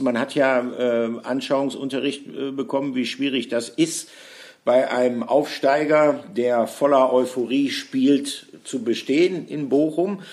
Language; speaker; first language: German; native; German